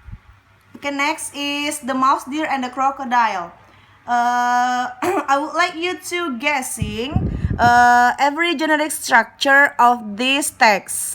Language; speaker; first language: English; non-native, learner; Indonesian